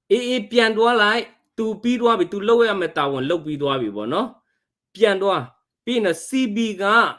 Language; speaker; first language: Burmese; non-native, local second language; Hakha Chin